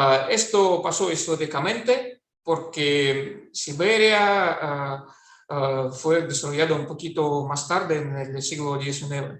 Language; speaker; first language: Spanish; non-native, fluent; Russian